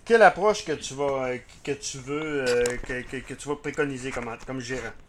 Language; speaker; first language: French; native; French